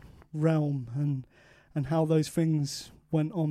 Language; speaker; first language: English; native; English